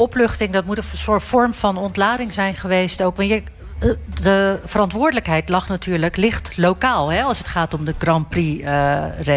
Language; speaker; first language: Dutch; native; Dutch